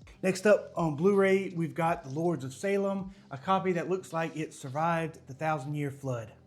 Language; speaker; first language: English; native; English